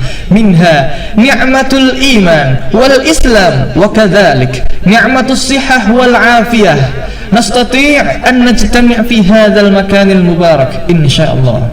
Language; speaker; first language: Arabic; non-native, learner; Indonesian